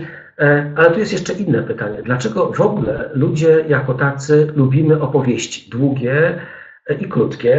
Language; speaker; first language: Polish; native; Polish